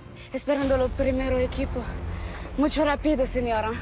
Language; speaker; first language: Spanish; non-native, learner; French